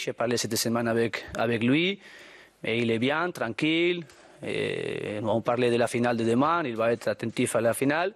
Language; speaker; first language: French; non-native, fluent; Spanish